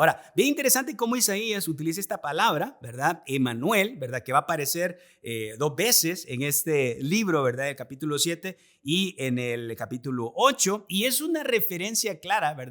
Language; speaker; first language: Spanish; native; Spanish